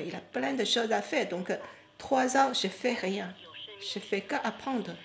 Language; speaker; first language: French; non-native, fluent; Chinese